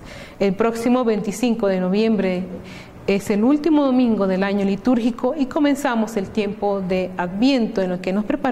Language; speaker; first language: Spanish; native; Spanish